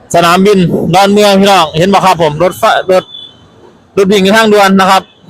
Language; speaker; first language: Thai; native; Thai